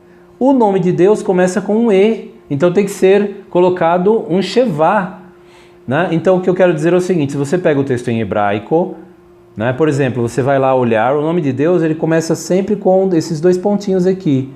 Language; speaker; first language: Portuguese; native; Portuguese